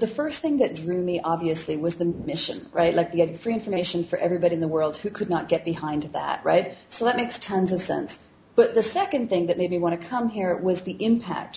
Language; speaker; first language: English; native; English